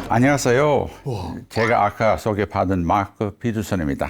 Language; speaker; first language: Korean; non-native, fluent; English